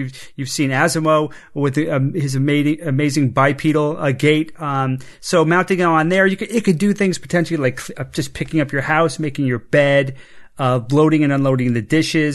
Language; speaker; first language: English; native; English